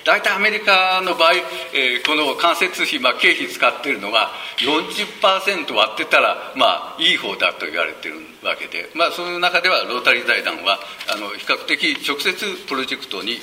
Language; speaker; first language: Japanese; native; Japanese